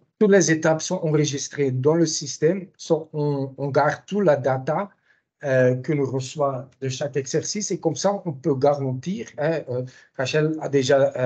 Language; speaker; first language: French; non-native, local second language; Dutch